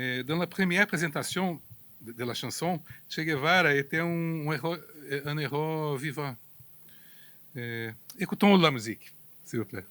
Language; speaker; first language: French; non-native, fluent; Portuguese